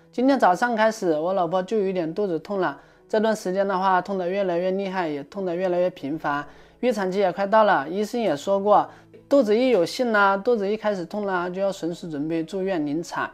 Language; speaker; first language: Chinese; native; Chinese